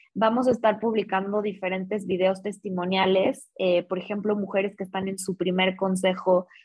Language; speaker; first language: Spanish; native; Spanish